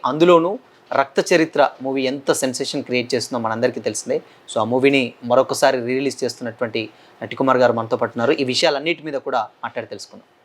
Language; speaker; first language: Telugu; native; Telugu